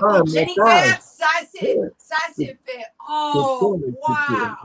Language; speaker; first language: French; non-native, learner; English